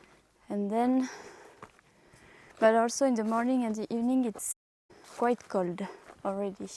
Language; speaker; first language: English; non-native, fluent; French